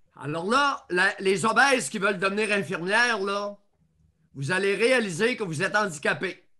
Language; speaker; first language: French; native; French